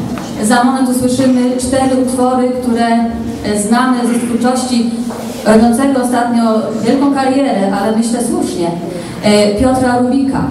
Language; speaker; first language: Polish; native; Polish